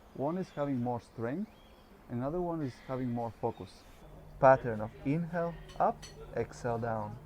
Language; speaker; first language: English; non-native, fluent; Latvian